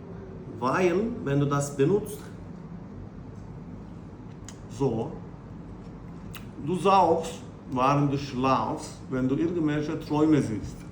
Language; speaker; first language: German; non-native, learner; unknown